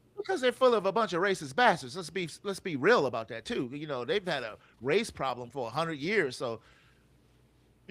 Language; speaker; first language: English; native; English